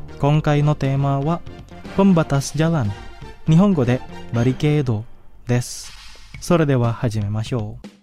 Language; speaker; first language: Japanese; non-native, fluent; Indonesian